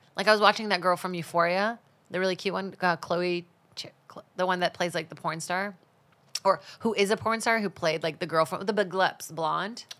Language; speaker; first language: English; non-native, fluent; Portuguese